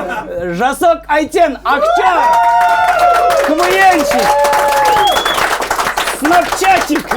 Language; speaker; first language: Russian; non-native, local second language; Kazakh